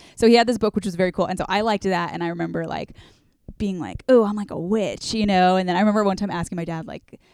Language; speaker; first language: English; native; English